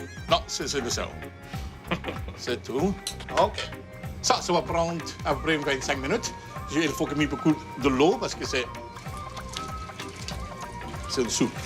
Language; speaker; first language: French; non-native, fluent; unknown